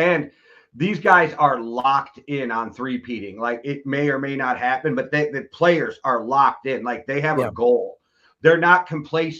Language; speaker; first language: English; native; English